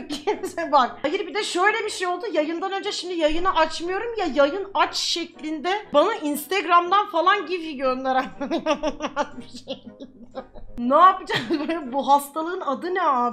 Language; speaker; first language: Turkish; native; Turkish